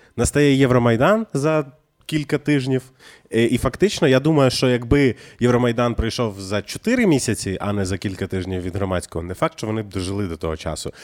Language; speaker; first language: Ukrainian; native; Ukrainian